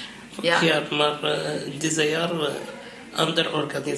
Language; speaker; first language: Dutch; non-native, learner; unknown